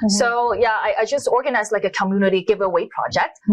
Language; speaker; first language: English; non-native, local second language; Cantonese